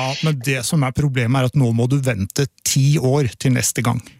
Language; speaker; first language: Norwegian; native; Norwegian